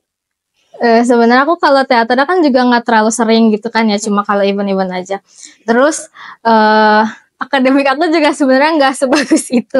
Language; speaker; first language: Indonesian; native; Indonesian